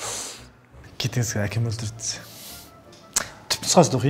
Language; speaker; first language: Kazakh; native; Kazakh